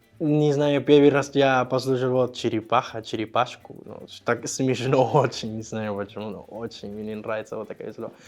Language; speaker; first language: Russian; non-native, learner; Spanish